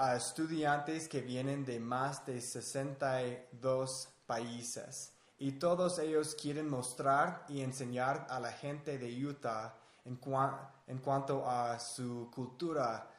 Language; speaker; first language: Spanish; non-native, fluent; English